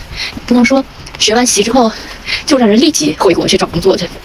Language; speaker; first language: Chinese; native; Chinese